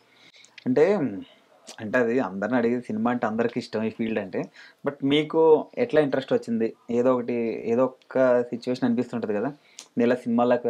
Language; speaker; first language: Telugu; native; Telugu